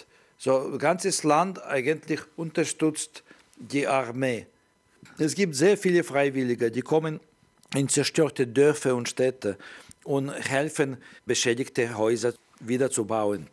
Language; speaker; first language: German; non-native, learner; Ukrainian